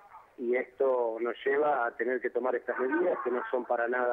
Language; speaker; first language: Spanish; native; Spanish